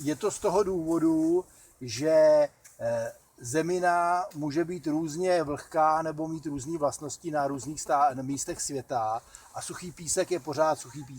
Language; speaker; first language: Czech; native; Czech